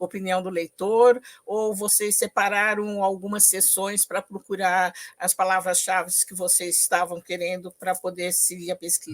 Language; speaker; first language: Portuguese; native; Portuguese